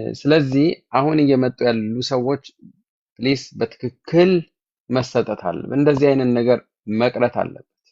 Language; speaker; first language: Amharic; native; Amharic